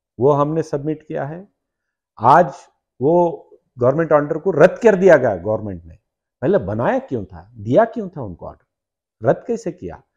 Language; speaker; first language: Hindi; non-native, local second language; Urdu